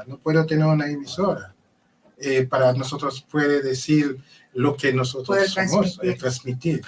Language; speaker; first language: Spanish; non-native, learner; Haitian Creole